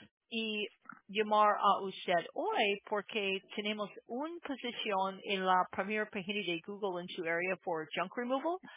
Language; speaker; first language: Spanish; non-native, learner; English